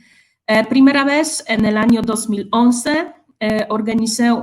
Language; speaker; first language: Spanish; non-native, fluent; Polish